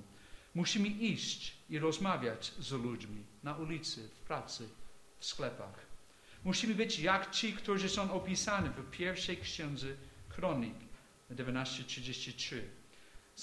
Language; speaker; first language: Polish; non-native, fluent; English